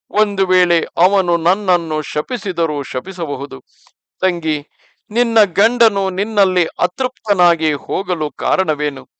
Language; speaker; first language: Kannada; native; Kannada